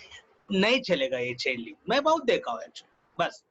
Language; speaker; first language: Hindi; non-native, local second language; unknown